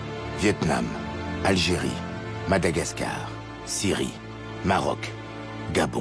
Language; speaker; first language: French; native; French